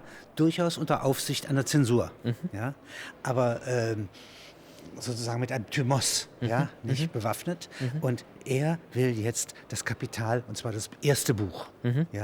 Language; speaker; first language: German; native; German